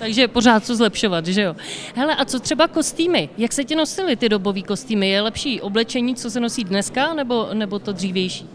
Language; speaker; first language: Czech; native; Czech